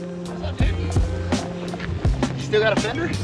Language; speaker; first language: English; native; English